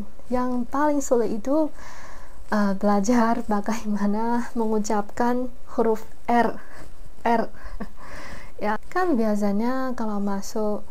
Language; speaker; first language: Indonesian; non-native, fluent; Chinese